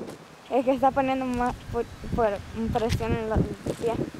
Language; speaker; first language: Spanish; non-native, learner; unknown